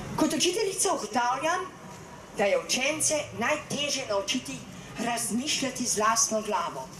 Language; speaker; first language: Slovenian; native; Slovenian